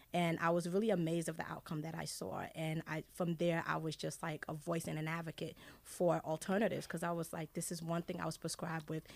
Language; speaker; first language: English; early bilingual, other home language; Haitian Creole